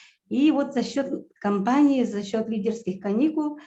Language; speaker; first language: Russian; non-native, local second language; Yakut